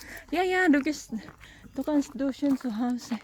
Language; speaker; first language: German; non-native, learner; Filipino